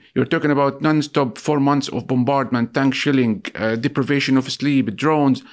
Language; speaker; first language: English; non-native, fluent; Arabic